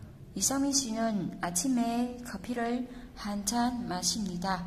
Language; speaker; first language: Korean; non-native, fluent; Vietnamese